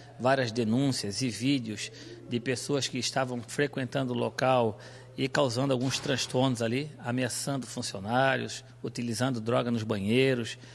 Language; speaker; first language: Portuguese; native; Portuguese